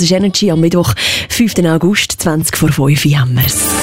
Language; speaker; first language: German; native; German